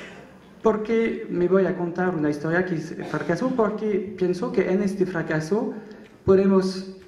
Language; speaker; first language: Spanish; non-native, learner; French